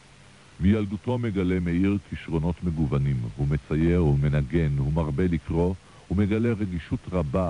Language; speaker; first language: Hebrew; native; Hebrew